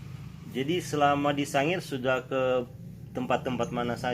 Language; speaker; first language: Indonesian; native; Indonesian